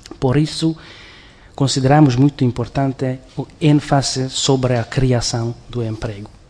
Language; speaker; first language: Portuguese; non-native, fluent; Hungarian